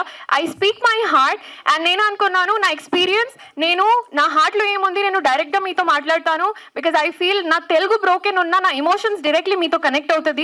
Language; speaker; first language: Telugu; non-native, learner; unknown